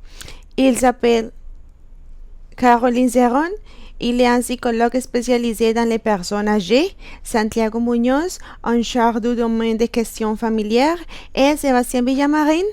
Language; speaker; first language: French; non-native, learner; Spanish